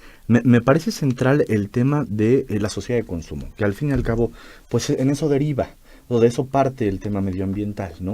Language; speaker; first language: Spanish; native; Spanish